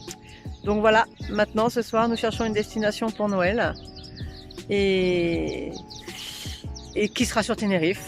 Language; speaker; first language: French; native; French